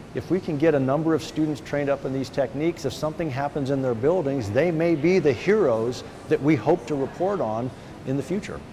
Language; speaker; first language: English; native; English